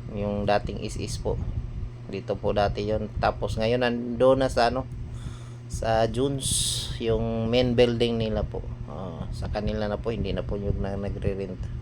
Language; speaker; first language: Filipino; non-native, local second language; Cebuano